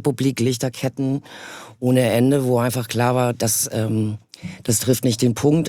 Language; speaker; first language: German; native; German